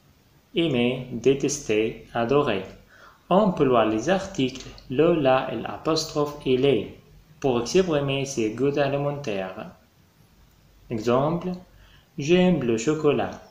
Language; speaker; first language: French; non-native, fluent; Arabic